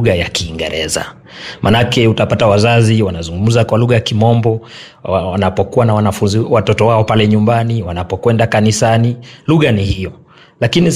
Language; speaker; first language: Swahili; non-native, local second language; Kalenjin